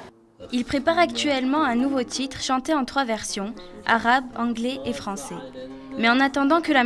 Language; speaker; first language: French; native; French